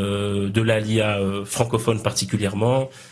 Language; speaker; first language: French; native; French